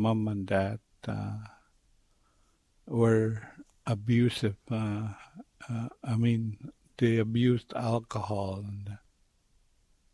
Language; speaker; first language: English; non-native, fluent; Cree